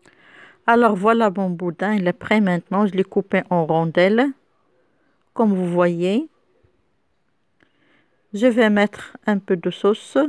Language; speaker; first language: French; non-native, local second language; Arabic